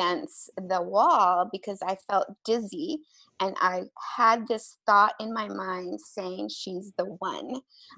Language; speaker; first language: English; native; English